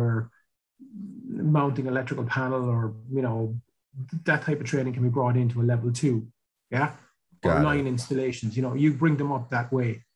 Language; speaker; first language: English; native; English